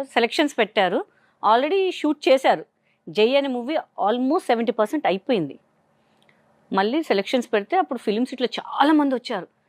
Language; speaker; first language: Telugu; non-native, local second language; Hindi